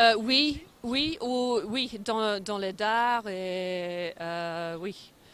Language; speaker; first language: French; non-native, fluent; English